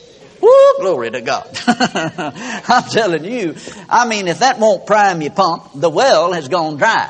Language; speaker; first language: English; native; English